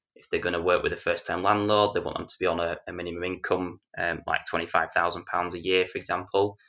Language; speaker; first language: English; native; English